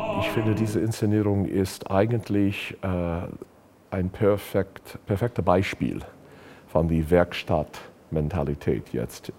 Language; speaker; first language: German; non-native, learner; English